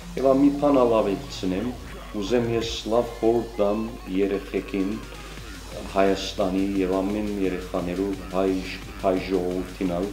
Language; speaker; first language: Armenian; early bilingual, heritage; Armenian